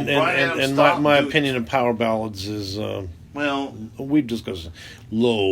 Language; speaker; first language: English; native; English